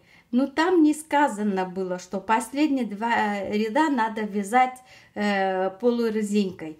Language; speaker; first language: Russian; non-native, fluent; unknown